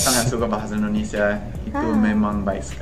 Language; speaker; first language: Indonesian; non-native, fluent; English